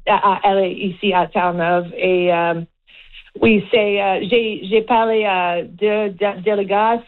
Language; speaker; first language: French; non-native, learner; English